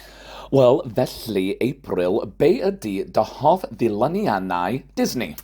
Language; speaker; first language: Welsh; non-native, fluent; English